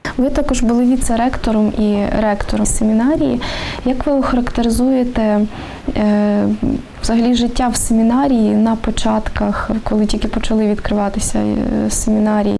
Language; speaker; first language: Ukrainian; native; Ukrainian